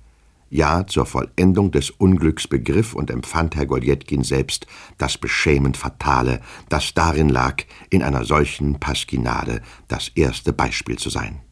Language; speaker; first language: German; native; German